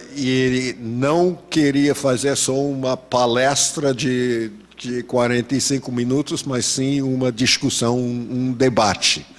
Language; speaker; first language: Portuguese; non-native, fluent; English